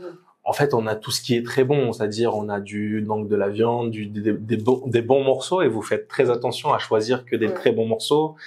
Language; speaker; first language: French; native; French